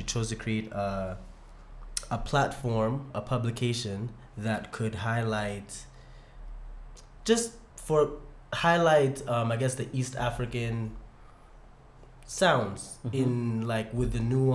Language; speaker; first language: English; non-native, local second language; Ganda